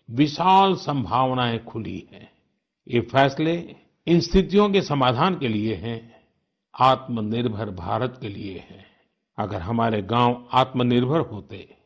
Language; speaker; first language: Hindi; non-native, local second language; Gujarati